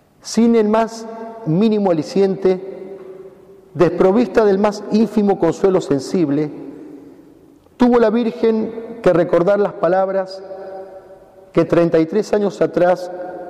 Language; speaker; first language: Spanish; native; Spanish